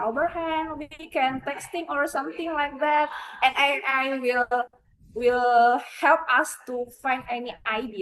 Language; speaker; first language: English; non-native, fluent; Indonesian